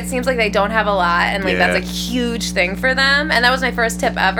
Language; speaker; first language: English; native; English